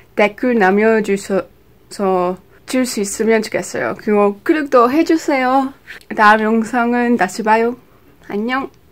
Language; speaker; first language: Korean; non-native, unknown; Dutch